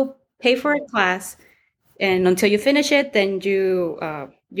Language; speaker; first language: English; non-native, fluent; Spanish